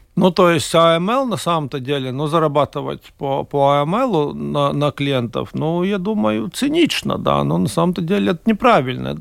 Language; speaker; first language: Russian; non-native, local second language; Latvian